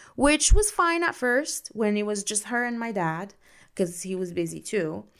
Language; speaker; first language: English; non-native, fluent; Arabic